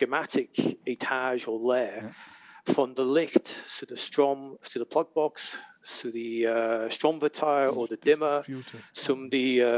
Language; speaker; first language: German; non-native, learner; English